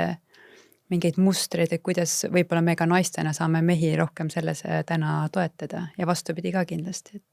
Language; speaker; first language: Estonian; native; Estonian